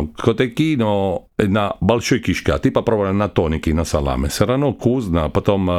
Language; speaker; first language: Russian; non-native, learner; Italian